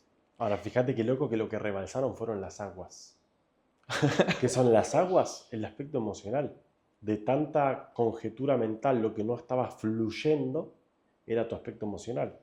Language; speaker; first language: Spanish; native; Spanish